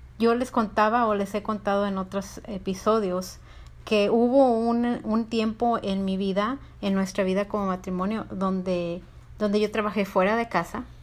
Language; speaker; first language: Spanish; early bilingual, heritage; Spanish